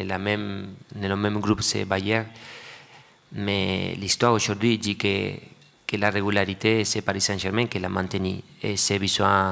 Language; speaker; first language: French; non-native, learner; Spanish